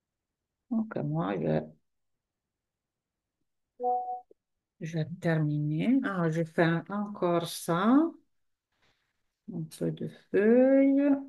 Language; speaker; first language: French; non-native, fluent; Italian